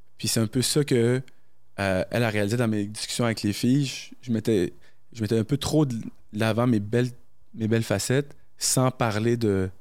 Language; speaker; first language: French; early bilingual, other home language; Arabic